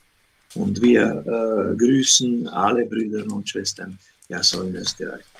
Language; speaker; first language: German; non-native, learner; Slovak